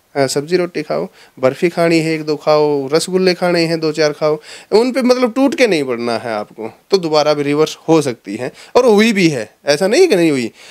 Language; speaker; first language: Hindi; native; Hindi